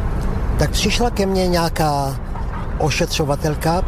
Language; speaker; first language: Czech; non-native, local second language; Slovak